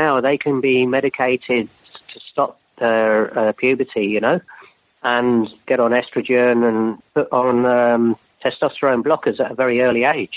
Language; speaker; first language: English; native; English